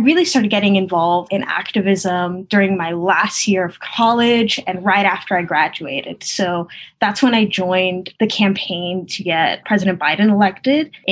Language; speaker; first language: English; early bilingual, other home language; Spanish